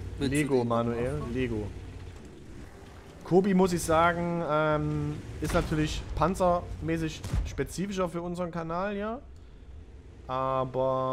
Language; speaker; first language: German; native; German